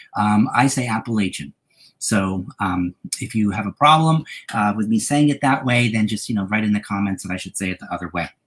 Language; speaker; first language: English; native; English